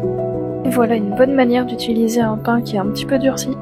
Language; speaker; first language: French; native; French